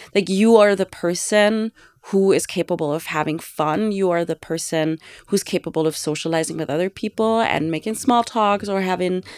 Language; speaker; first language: English; non-native, fluent; German